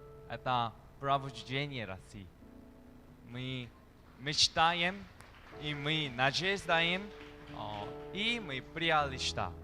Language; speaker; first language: Russian; non-native, learner; Korean